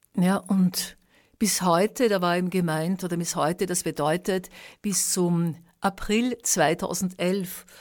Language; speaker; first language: German; native; German